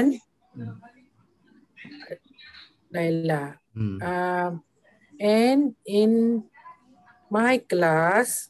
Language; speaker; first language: English; non-native, learner; Malay